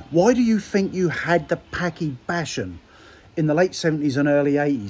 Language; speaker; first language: English; native; English